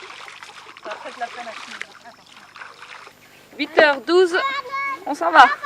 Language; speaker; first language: French; native; French